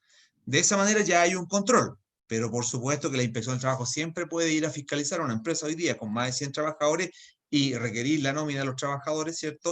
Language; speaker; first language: Spanish; native; Spanish